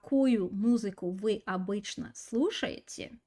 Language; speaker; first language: Russian; non-native, fluent; English